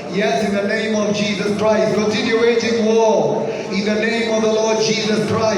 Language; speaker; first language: English; non-native, local second language; Swahili